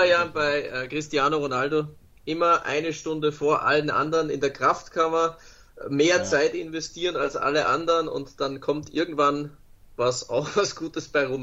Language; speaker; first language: German; native; German